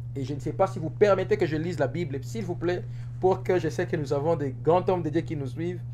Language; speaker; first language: French; non-native, local second language; Lingala